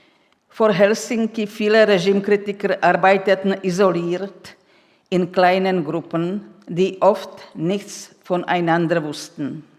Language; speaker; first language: German; non-native, fluent; Czech